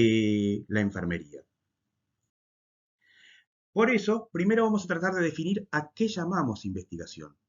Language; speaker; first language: Spanish; native; Spanish